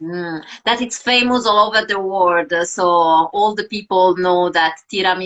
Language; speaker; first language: English; non-native, fluent; Italian